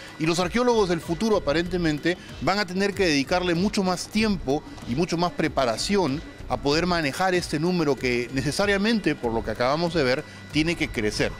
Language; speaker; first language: Spanish; native; Spanish